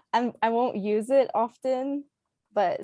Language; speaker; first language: French; non-native, learner; English